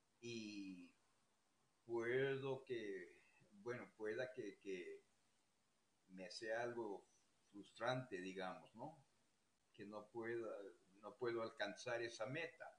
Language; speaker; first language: Spanish; native; Spanish